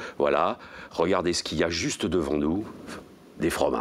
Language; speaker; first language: French; native; French